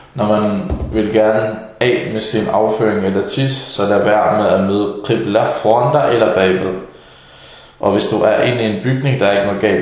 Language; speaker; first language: Danish; early bilingual, other home language; Arabic